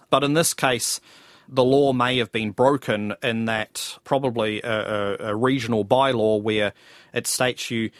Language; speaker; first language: English; native; English